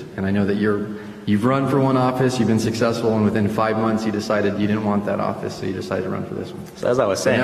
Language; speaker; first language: English; early bilingual, other home language; Spanish